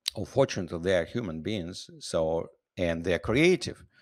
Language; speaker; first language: English; non-native, fluent; Russian